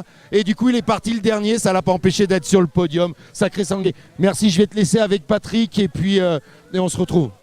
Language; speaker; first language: French; native; French